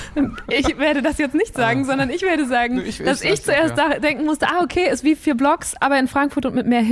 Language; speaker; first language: German; native; German